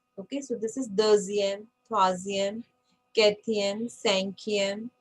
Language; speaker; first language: French; non-native, fluent; Hindi